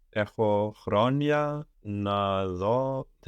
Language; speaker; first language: Greek; non-native, learner; English